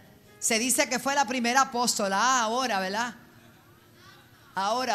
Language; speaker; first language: Spanish; native; Spanish